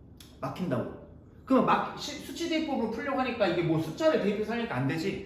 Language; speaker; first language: Korean; native; Korean